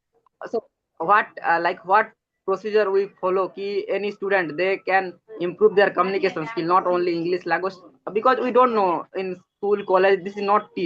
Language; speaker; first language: English; non-native, learner; Odia